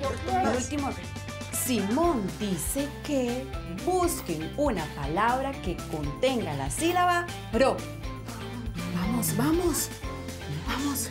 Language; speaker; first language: Spanish; native; Spanish